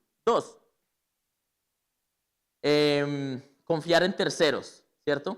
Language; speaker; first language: Spanish; native; Spanish